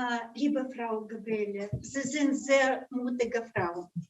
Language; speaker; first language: German; non-native, learner; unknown